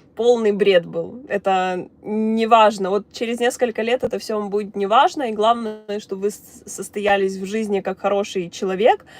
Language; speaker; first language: Ukrainian; non-native, local second language; Russian